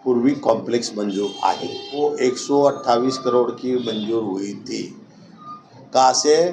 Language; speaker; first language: Hindi; non-native, local second language; Marathi